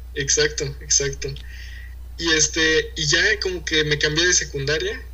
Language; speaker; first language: Spanish; early bilingual, heritage; Spanish